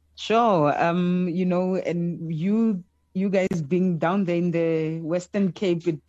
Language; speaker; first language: English; non-native, local second language; Southern Sotho